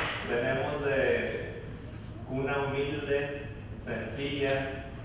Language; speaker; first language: Spanish; early bilingual, heritage; Spanish